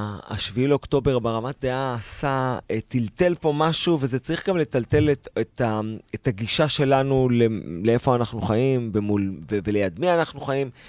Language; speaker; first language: Hebrew; native; Hebrew